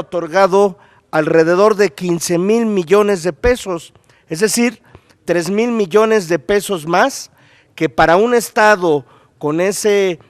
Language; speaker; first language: Spanish; native; Spanish